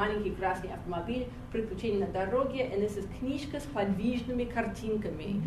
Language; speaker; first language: Russian; non-native, fluent; English